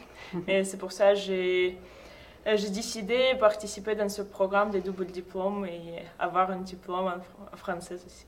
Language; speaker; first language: French; non-native, fluent; Russian